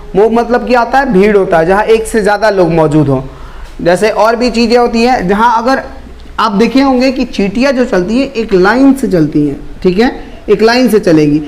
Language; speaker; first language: Hindi; native; Hindi